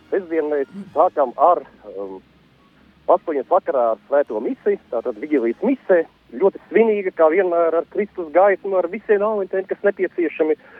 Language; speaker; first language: Latvian; native; Latvian